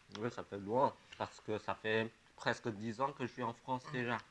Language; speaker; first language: French; non-native, fluent; Chinese